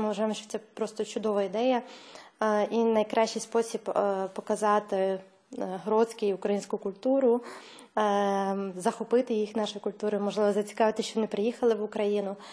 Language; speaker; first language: Ukrainian; native; Ukrainian